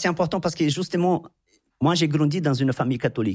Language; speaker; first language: French; non-native, fluent; Portuguese